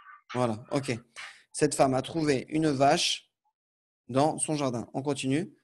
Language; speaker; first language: French; native; French